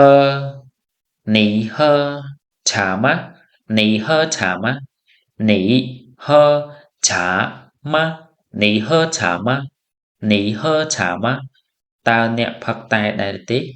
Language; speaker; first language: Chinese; non-native, fluent; Khmer